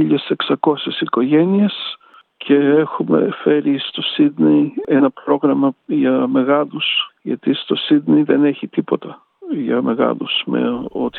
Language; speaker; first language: Greek; early bilingual, heritage; Greek